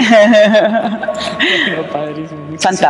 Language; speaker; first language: Spanish; native; Spanish